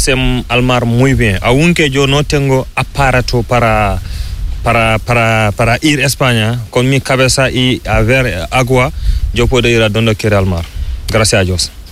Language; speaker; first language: Spanish; non-native, learner; Fula